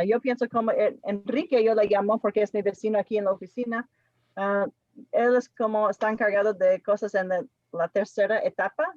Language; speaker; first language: Spanish; non-native, fluent; English